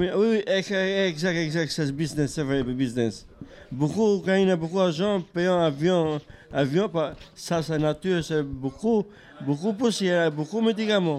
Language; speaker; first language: French; non-native, learner; Albanian